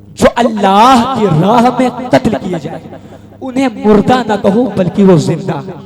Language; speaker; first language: Hindi; native; Hindi